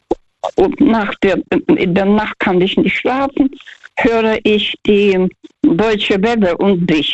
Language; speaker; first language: German; non-native, learner; Russian